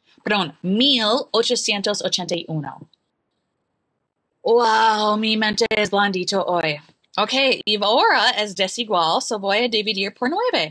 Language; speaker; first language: Spanish; non-native, learner; English